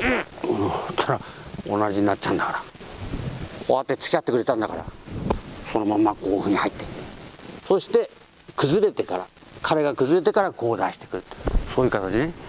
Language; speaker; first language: Japanese; native; Japanese